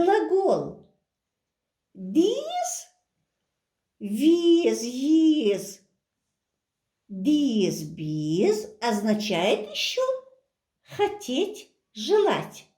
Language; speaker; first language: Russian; non-native, local second language; Chechen